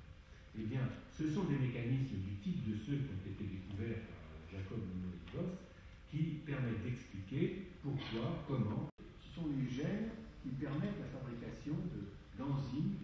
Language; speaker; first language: French; native; French